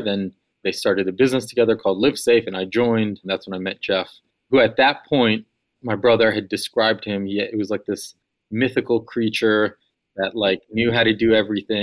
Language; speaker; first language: English; native; English